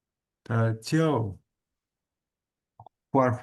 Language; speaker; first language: Chinese; non-native, learner; Indonesian